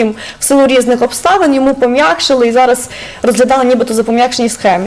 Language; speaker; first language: Ukrainian; native; Ukrainian